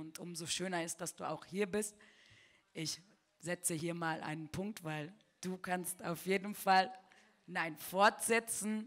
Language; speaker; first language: German; early bilingual, other home language; Turkish